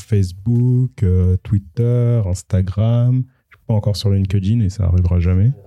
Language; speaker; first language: French; native; French